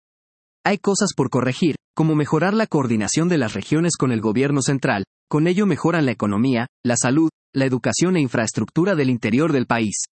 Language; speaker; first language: Spanish; native; Spanish